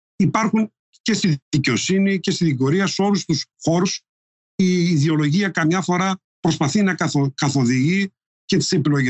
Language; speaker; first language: Greek; non-native, local second language; Turkish